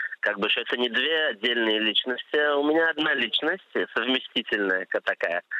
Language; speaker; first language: Russian; early bilingual, other home language; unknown